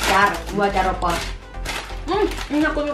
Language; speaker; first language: Indonesian; native; Indonesian